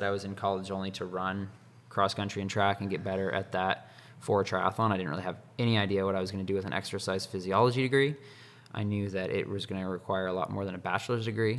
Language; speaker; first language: English; native; English